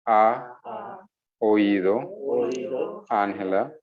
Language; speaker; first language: Spanish; non-native, fluent; English